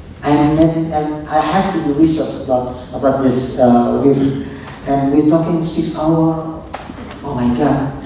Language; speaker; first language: English; non-native, local second language; Indonesian